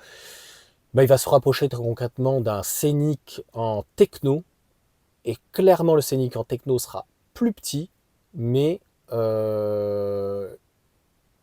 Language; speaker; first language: French; native; French